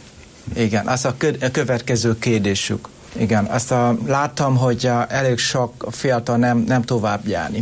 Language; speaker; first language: Hungarian; non-native, learner; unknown